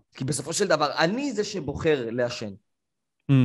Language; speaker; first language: Hebrew; native; Hebrew